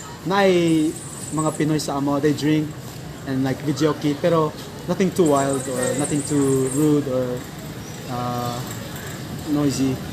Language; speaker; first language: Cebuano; non-native, learner; English